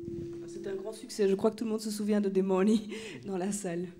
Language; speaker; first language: French; native; French